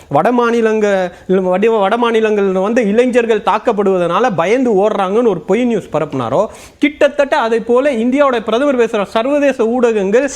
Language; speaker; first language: Tamil; native; Tamil